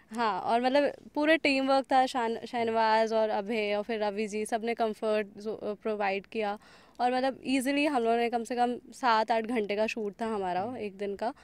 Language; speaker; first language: Hindi; native; Hindi